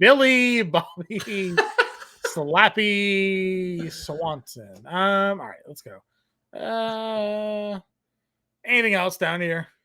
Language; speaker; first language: English; native; English